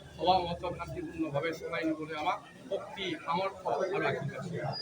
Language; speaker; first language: Assamese; native; Assamese